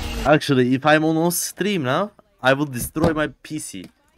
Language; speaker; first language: English; non-native, fluent; Turkish